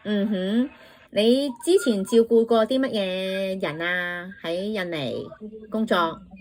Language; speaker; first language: Cantonese; native; Cantonese